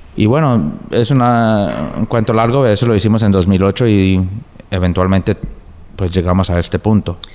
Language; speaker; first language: Spanish; early bilingual, heritage; Spanish